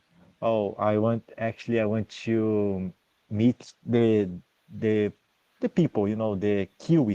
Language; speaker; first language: English; non-native, learner; Portuguese